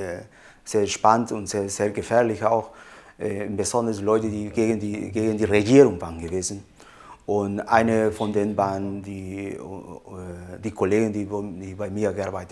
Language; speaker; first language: German; non-native, fluent; Spanish